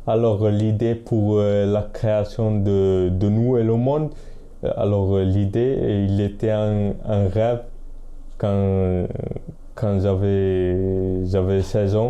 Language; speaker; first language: French; non-native, fluent; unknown